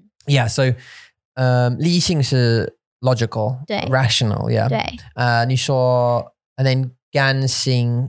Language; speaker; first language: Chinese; non-native, learner; English